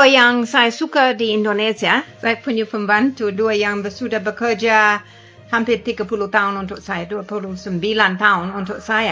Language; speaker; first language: Indonesian; non-native, fluent; English